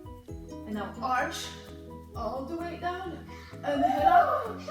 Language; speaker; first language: English; non-native, fluent; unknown